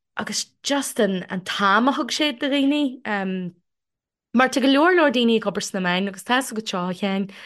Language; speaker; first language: Irish; non-native, local second language; English